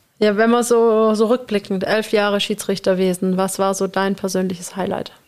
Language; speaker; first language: German; native; German